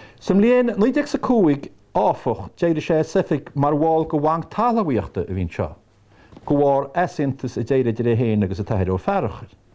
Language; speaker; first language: Irish; native; Irish